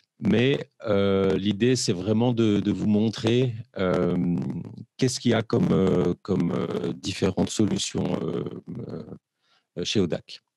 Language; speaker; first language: French; native; French